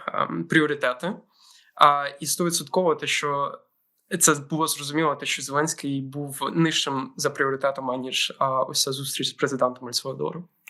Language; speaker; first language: Ukrainian; native; Ukrainian